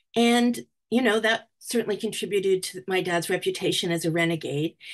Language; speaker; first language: English; native; English